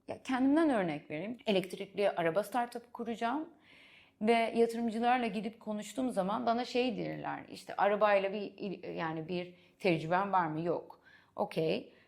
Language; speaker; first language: Turkish; early bilingual, heritage; Turkish